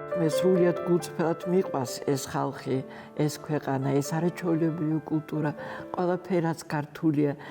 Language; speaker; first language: Georgian; non-native, fluent; Adyghe